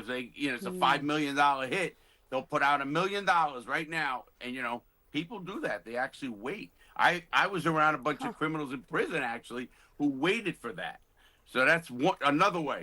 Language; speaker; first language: English; native; English